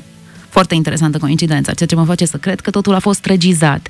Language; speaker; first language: Romanian; native; Romanian